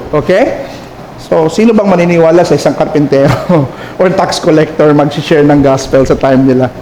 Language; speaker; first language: Filipino; non-native, local second language; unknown